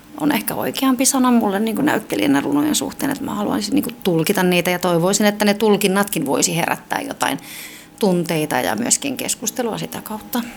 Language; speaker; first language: Finnish; native; Finnish